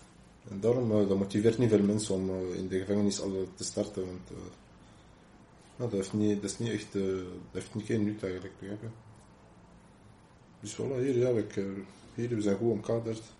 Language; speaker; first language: Dutch; non-native, local second language; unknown